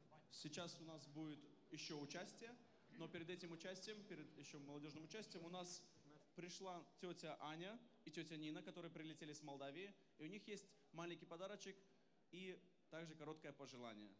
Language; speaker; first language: Russian; native; Russian